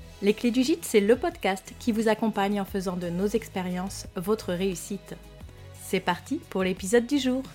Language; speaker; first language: French; native; French